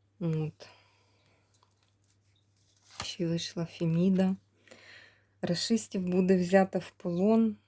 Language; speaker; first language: Ukrainian; native; Ukrainian